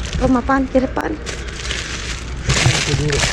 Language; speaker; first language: Spanish; non-native, learner; Filipino